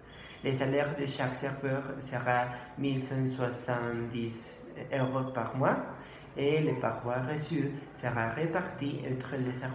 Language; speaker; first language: French; non-native, learner; Spanish